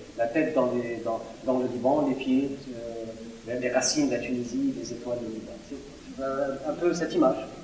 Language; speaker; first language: French; non-native, local second language; Arabic